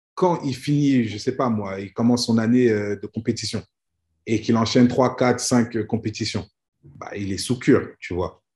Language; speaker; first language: French; native; French